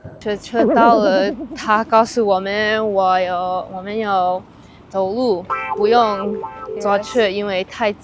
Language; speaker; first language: Chinese; non-native, learner; English